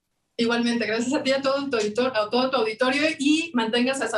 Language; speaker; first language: Spanish; native; Spanish